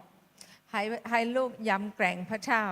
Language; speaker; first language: Thai; non-native, fluent; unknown